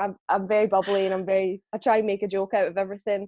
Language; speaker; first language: English; native; English